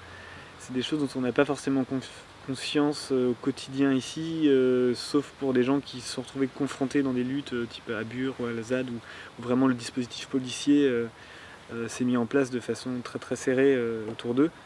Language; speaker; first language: French; native; French